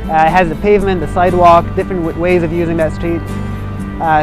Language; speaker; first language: English; non-native, fluent; Arabic